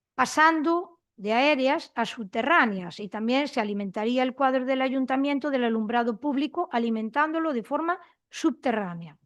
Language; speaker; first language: Spanish; non-native, local second language; Galician